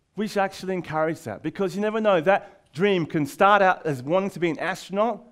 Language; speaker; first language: English; native; English